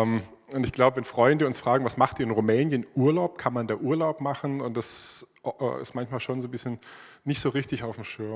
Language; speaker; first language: German; native; German